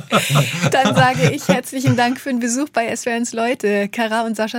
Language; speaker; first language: German; native; German